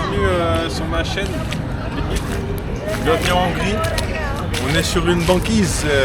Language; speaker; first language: French; native; French